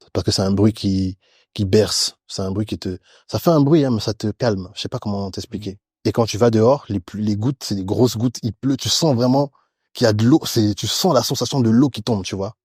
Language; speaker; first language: French; early bilingual, other home language; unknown